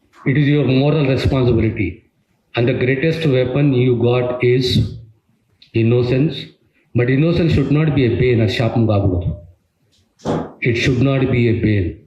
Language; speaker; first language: English; non-native, local second language; Telugu